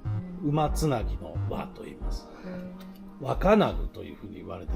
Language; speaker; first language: Japanese; native; Japanese